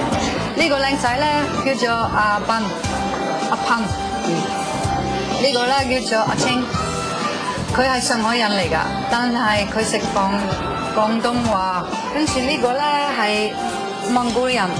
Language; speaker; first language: Cantonese; non-native, fluent; Norwegian